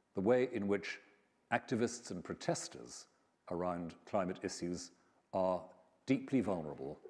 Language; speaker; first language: English; native; English